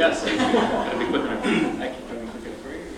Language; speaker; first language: English; native; English